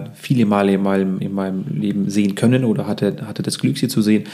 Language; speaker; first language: German; early bilingual, other home language; Russian